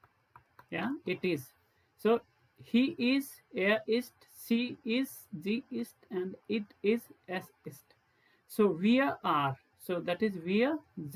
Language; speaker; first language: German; non-native, fluent; Hindi